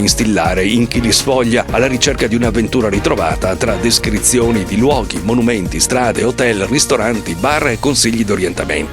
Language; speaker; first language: Italian; native; Italian